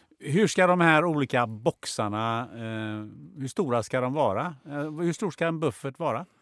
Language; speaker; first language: Swedish; native; Swedish